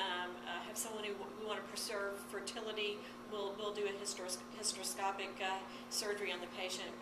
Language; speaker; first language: English; native; English